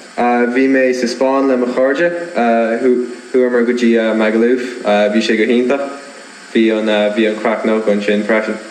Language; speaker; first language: Irish; non-native, local second language; English